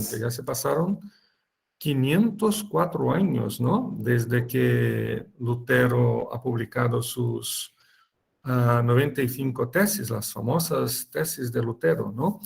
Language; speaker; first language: Spanish; non-native, fluent; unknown